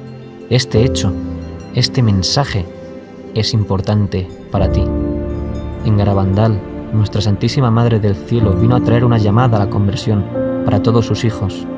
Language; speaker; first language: Spanish; native; Spanish